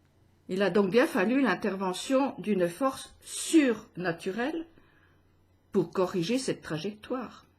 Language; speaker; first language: French; native; French